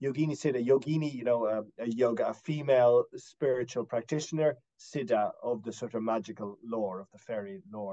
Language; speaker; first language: English; native; English